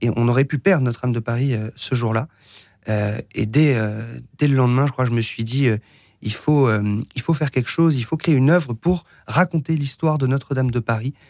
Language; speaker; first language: French; native; French